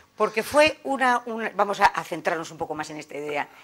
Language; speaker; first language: Spanish; native; Spanish